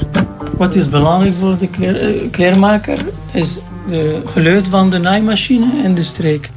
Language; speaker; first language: Dutch; non-native, learner; Arabic